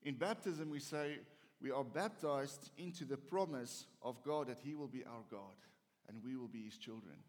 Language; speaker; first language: English; non-native, local second language; Afrikaans